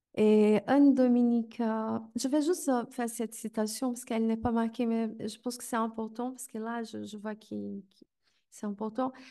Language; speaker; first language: French; non-native, fluent; Portuguese